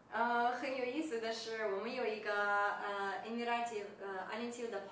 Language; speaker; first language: Chinese; non-native, fluent; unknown